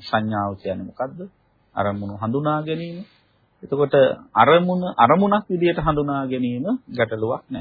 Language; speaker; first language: Sinhala; native; Sinhala